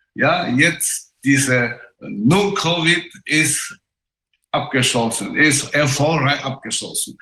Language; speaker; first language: German; non-native, fluent; Chinese